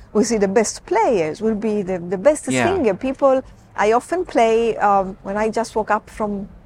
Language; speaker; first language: English; non-native, fluent; Italian